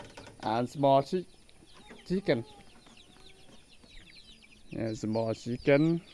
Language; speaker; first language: English; non-native, learner; Hmong